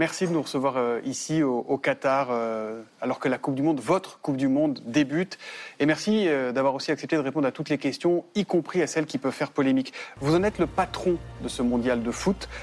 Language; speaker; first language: French; native; French